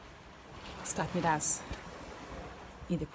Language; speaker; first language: Polish; non-native, learner; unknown